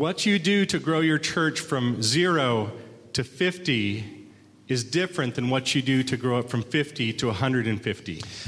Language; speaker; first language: English; native; English